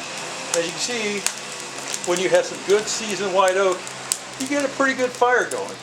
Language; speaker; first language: English; native; English